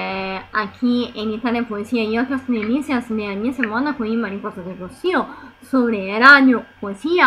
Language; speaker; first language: Spanish; non-native, learner; Italian